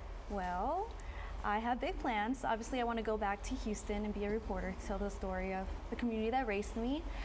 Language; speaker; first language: English; early bilingual, other home language; Spanish